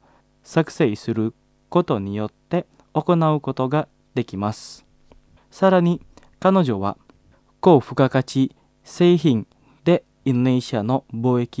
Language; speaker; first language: Japanese; non-native, fluent; Indonesian